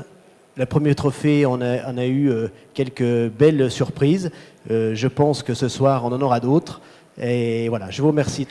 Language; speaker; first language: French; native; French